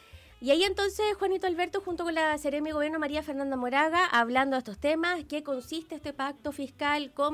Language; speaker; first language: Spanish; native; Spanish